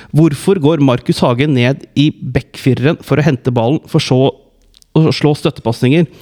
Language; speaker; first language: Norwegian; native; Norwegian